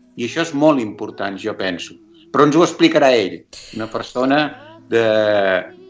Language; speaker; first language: Catalan; native; Catalan